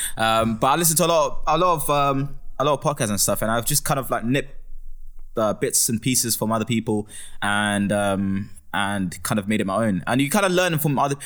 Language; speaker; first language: English; native; English